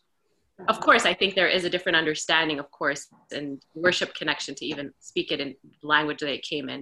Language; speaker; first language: English; non-native, fluent; Arabic